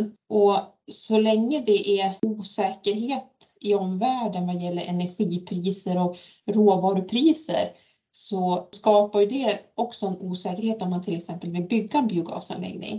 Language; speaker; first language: Swedish; native; Swedish